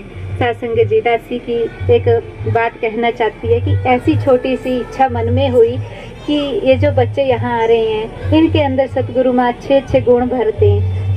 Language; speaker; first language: Hindi; native; Hindi